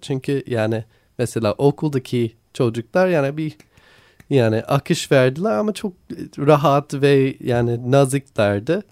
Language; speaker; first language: Turkish; non-native, learner; English